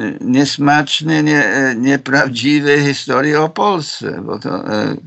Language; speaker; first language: Polish; non-native, fluent; English